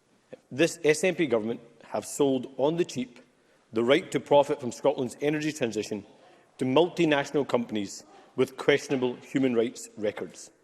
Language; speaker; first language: English; native; English